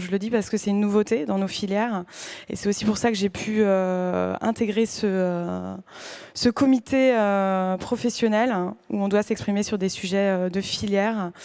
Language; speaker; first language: French; native; French